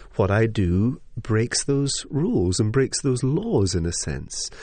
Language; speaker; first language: English; native; English